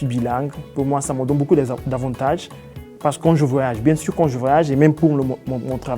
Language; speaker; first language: French; non-native, fluent; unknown